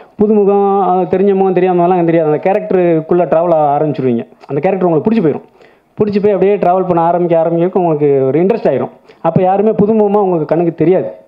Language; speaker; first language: Tamil; native; Tamil